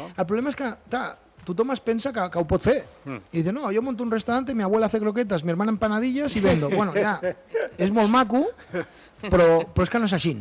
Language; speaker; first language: Catalan; non-native, local second language; Spanish